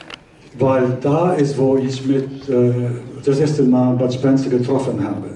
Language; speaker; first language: German; early bilingual, heritage; Italian